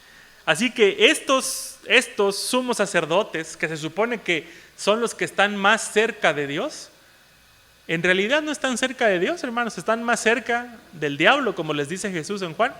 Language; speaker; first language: Spanish; native; Spanish